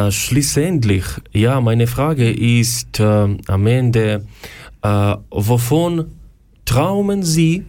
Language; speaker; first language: German; non-native, learner; Ukrainian